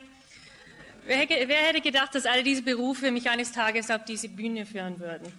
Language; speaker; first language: German; early bilingual, heritage; English